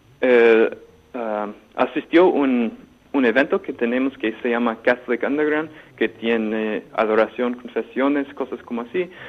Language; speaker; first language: Spanish; non-native, fluent; English